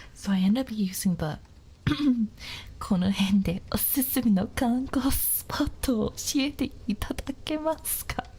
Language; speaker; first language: Japanese; non-native, learner; English